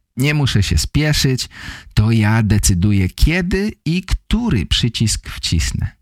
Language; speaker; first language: Polish; native; Polish